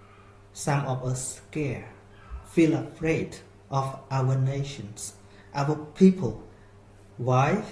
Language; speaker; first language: English; non-native, fluent; Khmer